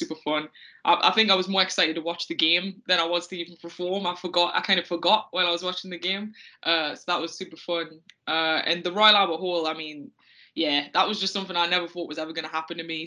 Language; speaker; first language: English; native; English